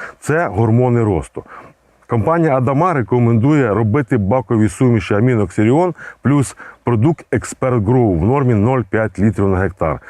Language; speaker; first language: Ukrainian; native; Ukrainian